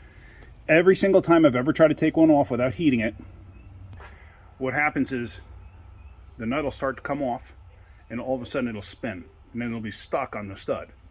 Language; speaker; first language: English; native; English